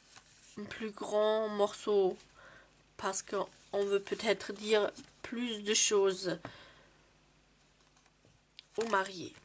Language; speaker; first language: French; non-native, fluent; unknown